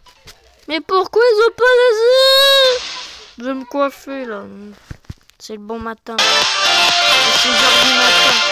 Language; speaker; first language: French; native; French